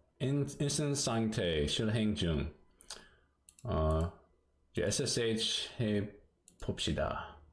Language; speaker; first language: Korean; non-native, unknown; English